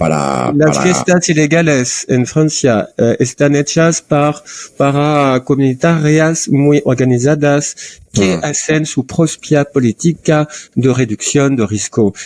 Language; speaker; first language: Spanish; non-native, learner; French